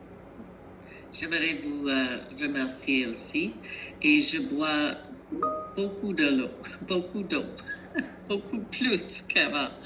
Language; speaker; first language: French; non-native, fluent; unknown